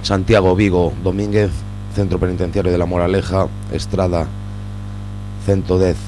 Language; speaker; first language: Spanish; non-native, local second language; Galician